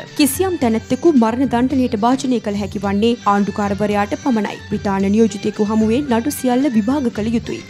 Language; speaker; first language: Sinhala; native; Sinhala